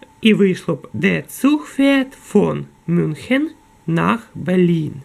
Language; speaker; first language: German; non-native, fluent; Ukrainian